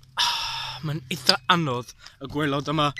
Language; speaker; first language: Welsh; non-native, learner; English